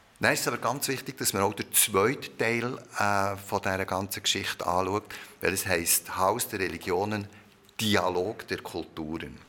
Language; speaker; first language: German; early bilingual, other home language; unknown